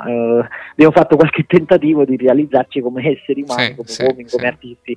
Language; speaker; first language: Italian; native; Italian